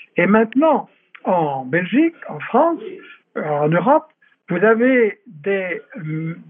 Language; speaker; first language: French; native; French